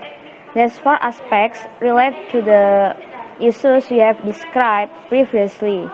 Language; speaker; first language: English; non-native, learner; Indonesian